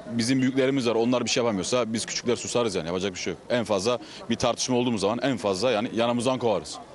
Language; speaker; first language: Turkish; early bilingual, heritage; Turkish